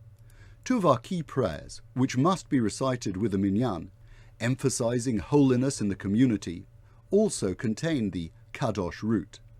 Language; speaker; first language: English; native; English